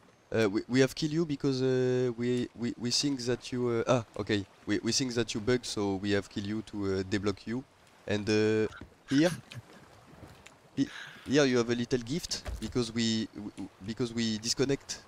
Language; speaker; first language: English; non-native, learner; French